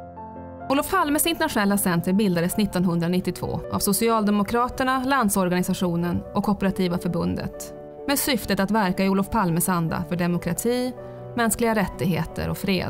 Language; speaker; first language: Swedish; native; Swedish